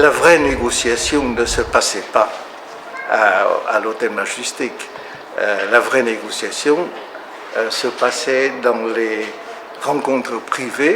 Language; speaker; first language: French; non-native, fluent; Vietnamese